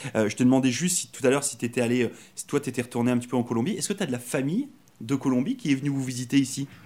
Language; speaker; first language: French; native; French